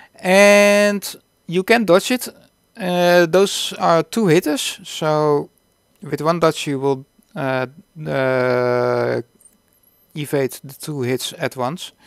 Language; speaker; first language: English; non-native, fluent; Dutch